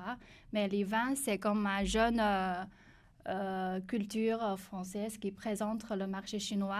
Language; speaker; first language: French; non-native, learner; Chinese